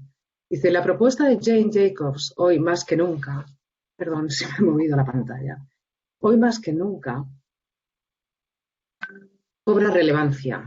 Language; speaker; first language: Spanish; native; Spanish